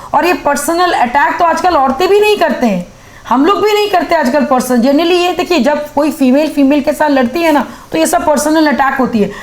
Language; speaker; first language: Hindi; native; Hindi